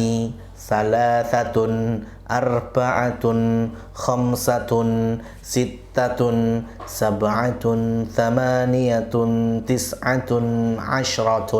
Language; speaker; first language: Arabic; non-native, fluent; Indonesian